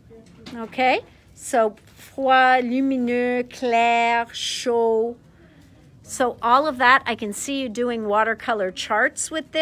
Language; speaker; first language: English; native; English